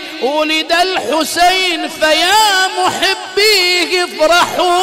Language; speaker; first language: Arabic; native; Arabic